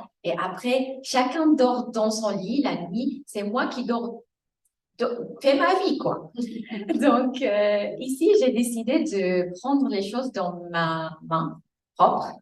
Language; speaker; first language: French; non-native, fluent; Arabic